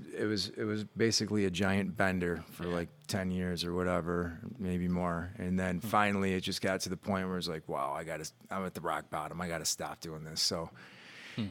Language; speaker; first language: English; native; English